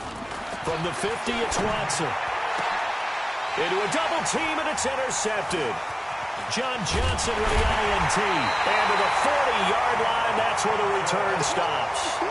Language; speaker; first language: English; native; English